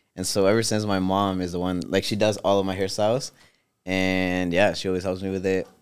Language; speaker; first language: English; early bilingual, other home language; Spanish